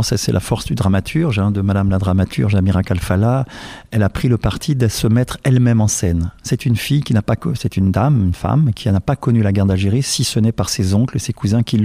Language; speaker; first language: French; native; French